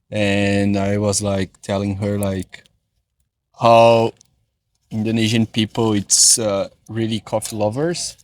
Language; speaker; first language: English; non-native, fluent; Portuguese